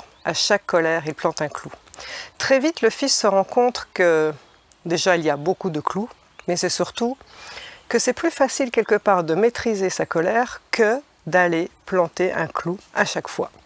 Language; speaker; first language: French; native; French